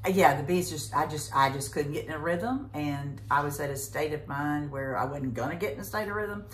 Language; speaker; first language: English; native; English